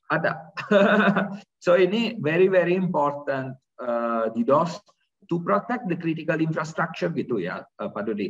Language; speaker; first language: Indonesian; non-native, learner; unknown